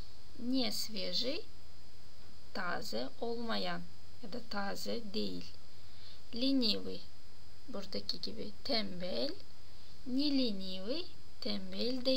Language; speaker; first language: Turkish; non-native, fluent; Russian